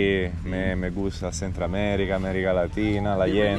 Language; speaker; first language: Spanish; non-native, learner; Italian